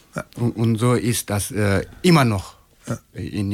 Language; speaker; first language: German; non-native, learner; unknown